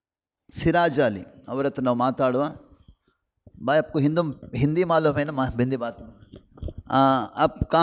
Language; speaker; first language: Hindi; non-native, local second language; Kannada